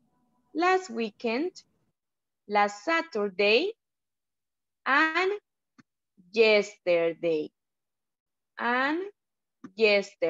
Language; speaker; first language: English; non-native, learner; Spanish